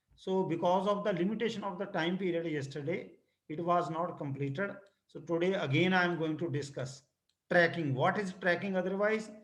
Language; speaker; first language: English; non-native, local second language; Punjabi